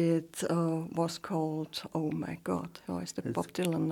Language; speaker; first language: English; non-native, fluent; German